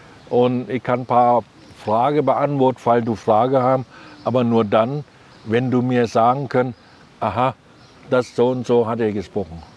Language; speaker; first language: German; non-native, learner; Thai